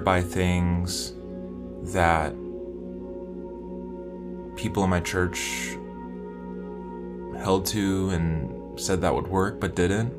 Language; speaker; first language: English; native; English